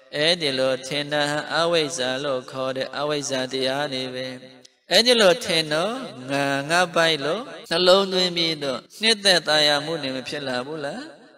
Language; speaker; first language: Burmese; non-native, local second language; Mon